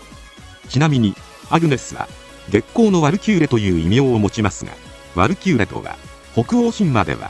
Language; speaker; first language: Japanese; native; Japanese